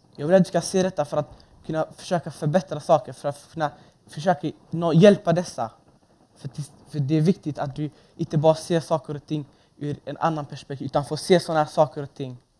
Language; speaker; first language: Swedish; early bilingual, other home language; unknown